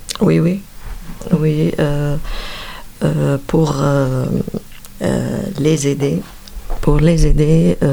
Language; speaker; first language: French; non-native, learner; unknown